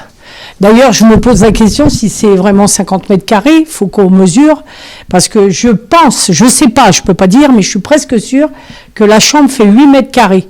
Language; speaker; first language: French; native; French